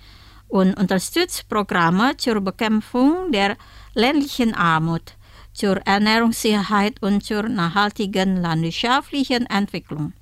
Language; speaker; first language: German; non-native, fluent; Indonesian